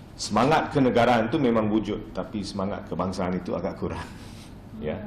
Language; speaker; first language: Malay; non-native, local second language; English